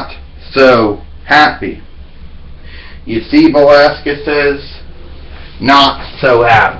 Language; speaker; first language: English; native; English